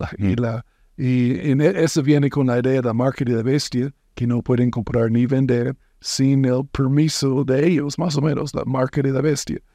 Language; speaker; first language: Spanish; non-native, fluent; English